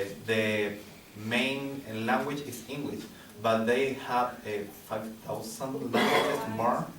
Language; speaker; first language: English; non-native, learner; Spanish